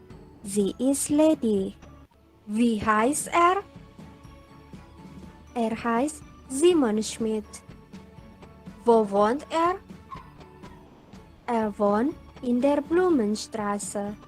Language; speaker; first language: German; non-native, learner; Indonesian